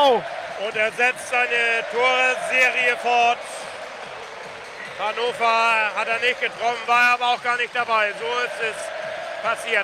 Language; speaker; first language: German; native; German